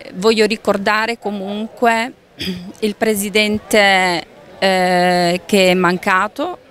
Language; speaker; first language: Italian; native; Italian